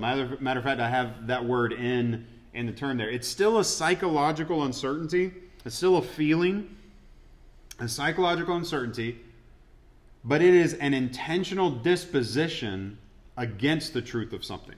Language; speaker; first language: English; native; English